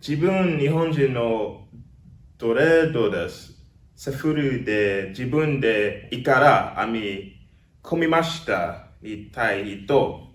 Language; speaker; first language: Japanese; non-native, learner; English